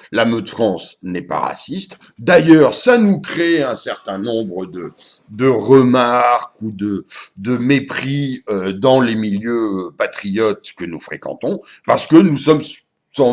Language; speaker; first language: French; native; French